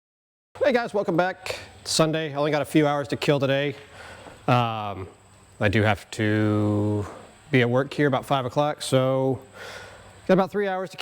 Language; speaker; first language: English; native; English